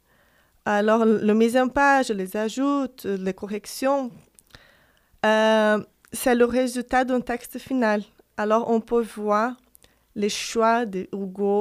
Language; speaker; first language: French; non-native, fluent; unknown